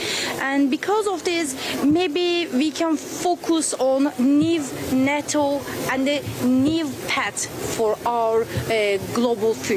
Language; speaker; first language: English; non-native, fluent; Turkish